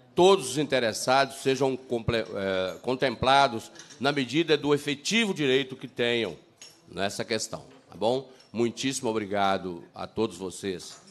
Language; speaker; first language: Portuguese; native; Portuguese